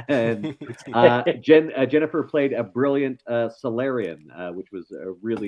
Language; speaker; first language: English; native; English